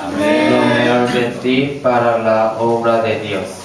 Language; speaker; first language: Spanish; non-native, learner; Korean